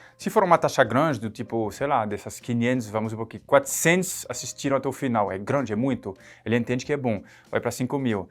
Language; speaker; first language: Portuguese; non-native, fluent; French